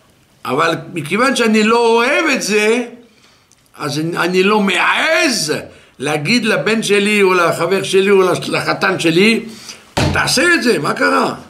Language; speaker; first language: Hebrew; non-native, fluent; French